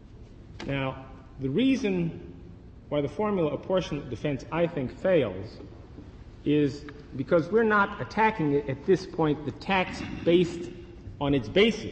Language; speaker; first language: English; native; English